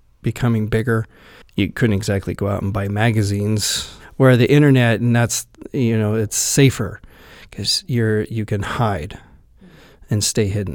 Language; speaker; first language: English; native; English